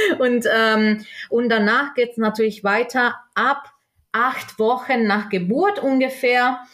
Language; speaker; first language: German; non-native, local second language; Italian